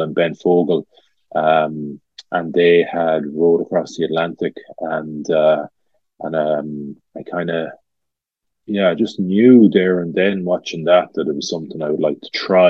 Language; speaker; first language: English; native; English